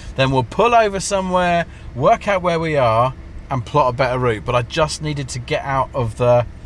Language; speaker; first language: English; native; English